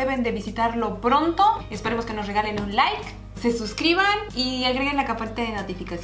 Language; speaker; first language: Spanish; native; Spanish